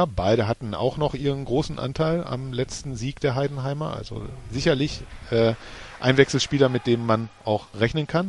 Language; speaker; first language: German; native; German